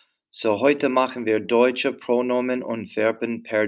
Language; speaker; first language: German; non-native, fluent; English